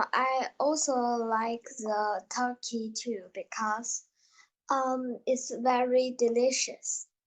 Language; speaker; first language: English; non-native, learner; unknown